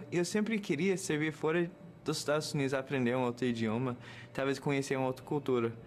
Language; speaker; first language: Portuguese; non-native, fluent; English